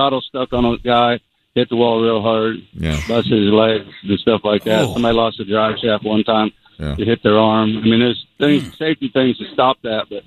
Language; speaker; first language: English; native; English